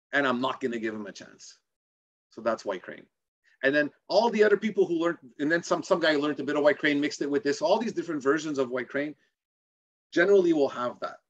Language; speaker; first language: English; native; English